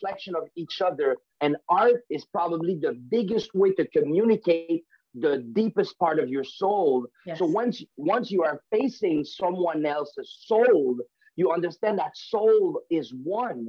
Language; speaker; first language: English; non-native, fluent; French